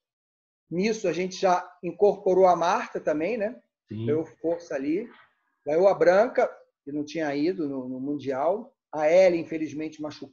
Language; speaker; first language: Portuguese; native; Portuguese